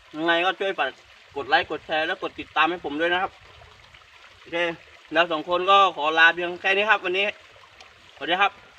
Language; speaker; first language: Thai; native; Thai